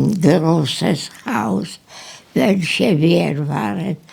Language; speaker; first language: German; non-native, learner; Polish